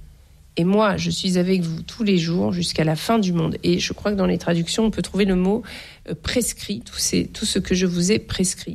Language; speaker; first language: French; native; French